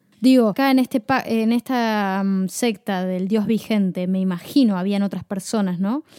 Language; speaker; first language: Spanish; native; Spanish